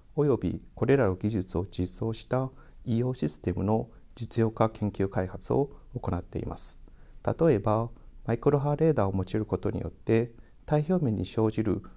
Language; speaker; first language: Japanese; non-native, fluent; Chinese